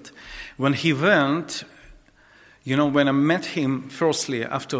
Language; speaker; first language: English; non-native, learner; Ukrainian